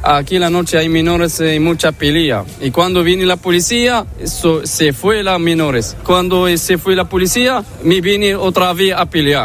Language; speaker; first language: Spanish; non-native, learner; Arabic